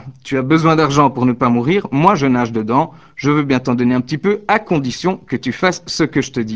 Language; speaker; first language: French; native; French